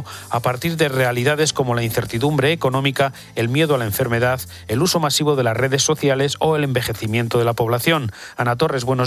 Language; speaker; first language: Spanish; native; Spanish